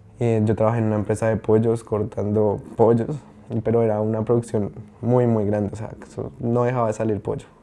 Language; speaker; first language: Spanish; native; Spanish